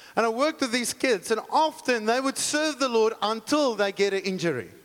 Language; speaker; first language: English; non-native, local second language; Afrikaans